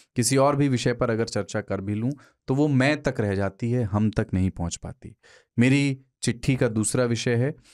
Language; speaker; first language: Hindi; native; Hindi